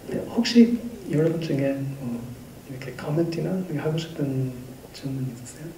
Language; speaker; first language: Korean; non-native, fluent; English